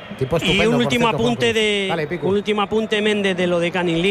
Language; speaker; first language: Spanish; native; Spanish